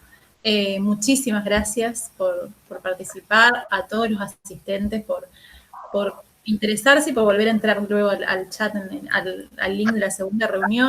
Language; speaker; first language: Spanish; native; Spanish